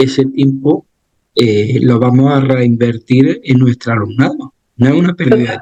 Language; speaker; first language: Spanish; native; Spanish